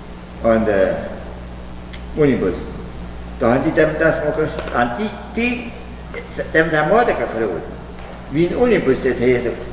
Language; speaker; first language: German; early bilingual, heritage; German